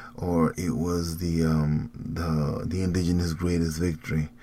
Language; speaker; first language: English; early bilingual, heritage; Spanish